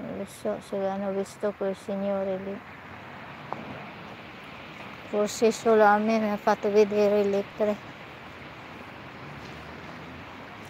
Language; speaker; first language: Italian; non-native, fluent; Filipino